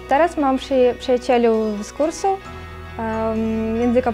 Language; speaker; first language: Polish; non-native, learner; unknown